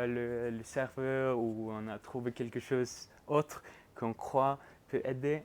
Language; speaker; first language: French; non-native, fluent; Norwegian